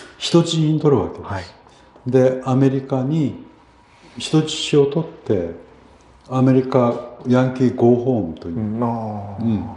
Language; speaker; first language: Japanese; early bilingual, other home language; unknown